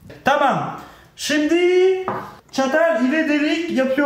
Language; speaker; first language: Turkish; non-native, learner; French